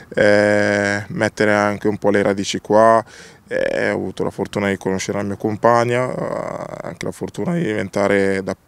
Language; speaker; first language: Italian; early bilingual, other home language; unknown